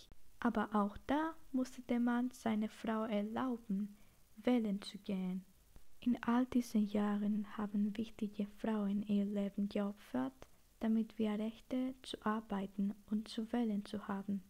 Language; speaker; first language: German; non-native, learner; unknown